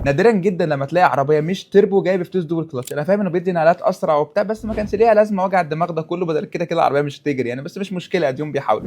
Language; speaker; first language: Arabic; native; Arabic